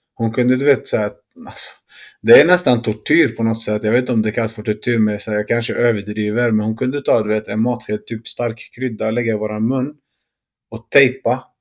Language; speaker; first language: Swedish; early bilingual, other home language; Arabic